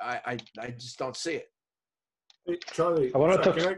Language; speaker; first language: English; native; English